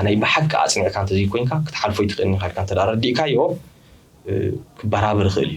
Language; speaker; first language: Tigrinya; early bilingual, heritage; Tigrinya